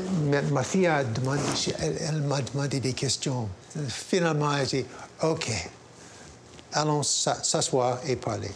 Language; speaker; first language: French; non-native, local second language; English